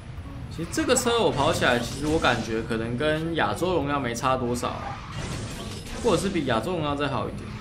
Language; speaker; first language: Chinese; native; Chinese